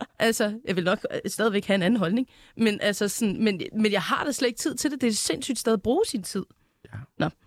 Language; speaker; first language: Danish; native; Danish